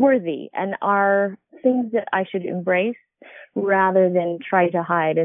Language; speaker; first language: English; native; English